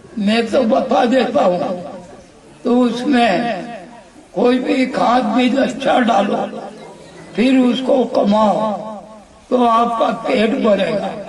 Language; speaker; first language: Hindi; native; Hindi